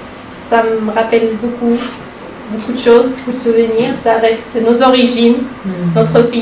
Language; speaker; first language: French; non-native, local second language; Arabic